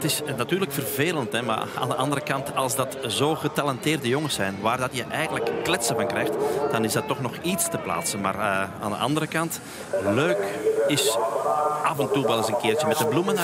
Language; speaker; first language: Dutch; native; Dutch